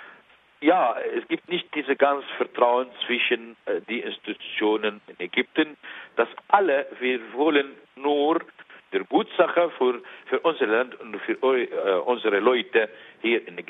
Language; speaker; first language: German; non-native, learner; Arabic